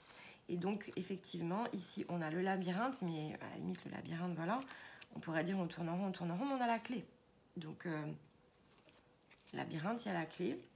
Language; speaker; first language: French; native; French